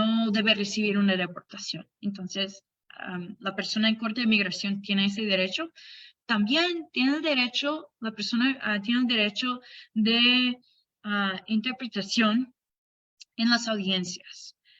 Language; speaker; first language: Spanish; non-native, fluent; English